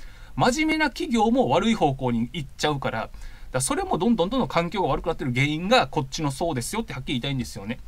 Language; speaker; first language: Japanese; native; Japanese